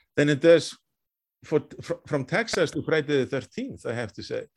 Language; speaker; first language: English; non-native, fluent; Icelandic